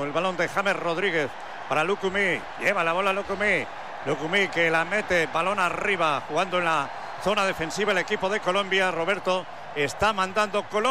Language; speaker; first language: Spanish; native; Spanish